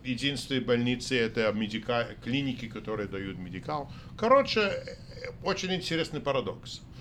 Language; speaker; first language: Russian; non-native, fluent; English